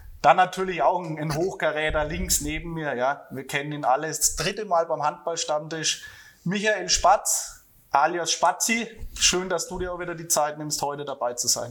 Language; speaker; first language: German; native; German